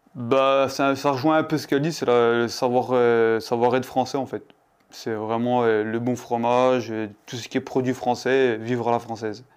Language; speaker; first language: French; native; French